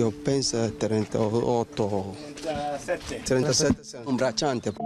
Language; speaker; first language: Italian; non-native, learner; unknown